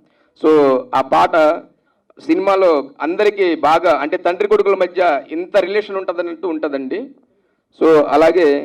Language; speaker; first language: Telugu; native; Telugu